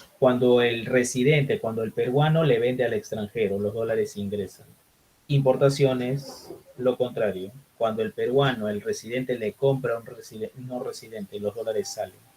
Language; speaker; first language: Spanish; native; Spanish